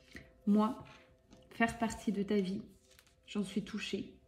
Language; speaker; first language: French; native; French